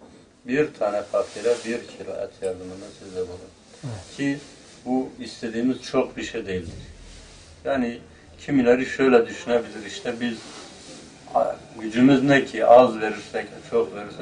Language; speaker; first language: Turkish; native; Turkish